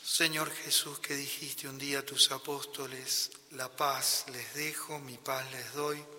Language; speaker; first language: Spanish; native; Spanish